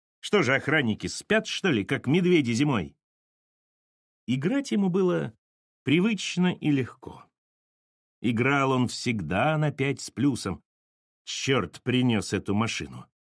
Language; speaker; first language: Russian; native; Russian